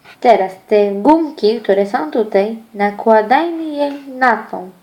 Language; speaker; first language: Polish; early bilingual, other home language; Ukrainian